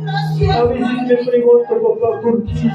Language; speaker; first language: Spanish; non-native, local second language; Quechua